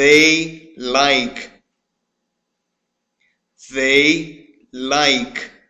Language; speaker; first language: English; non-native, fluent; Portuguese